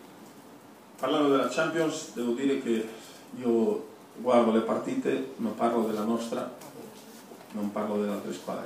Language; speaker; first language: Italian; non-native, fluent; Spanish